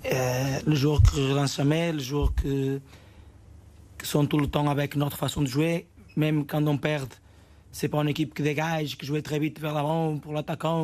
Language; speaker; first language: French; non-native, fluent; Portuguese